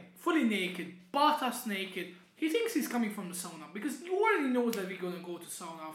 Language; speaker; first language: English; non-native, fluent; Hungarian